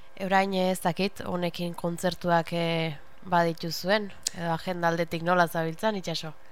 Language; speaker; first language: Basque; native; Basque